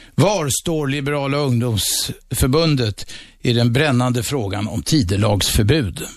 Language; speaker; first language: Swedish; native; Swedish